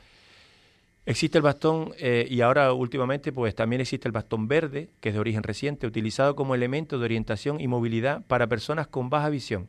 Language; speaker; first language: Spanish; native; Spanish